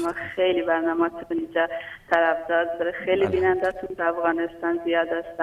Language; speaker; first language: Persian; non-native, local second language; Baluchi